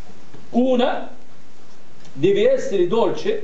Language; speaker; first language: Italian; non-native, fluent; Arabic